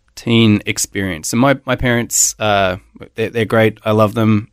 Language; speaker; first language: English; native; English